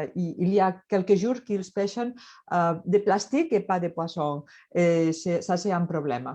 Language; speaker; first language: French; non-native, learner; Catalan